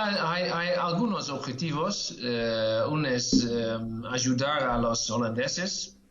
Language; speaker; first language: Spanish; non-native, fluent; Dutch